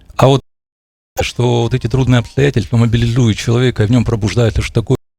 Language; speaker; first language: Russian; native; Russian